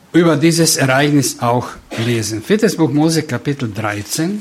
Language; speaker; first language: German; non-native, fluent; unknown